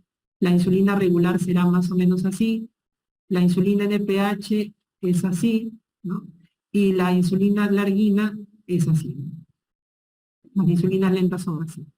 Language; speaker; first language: Spanish; native; Spanish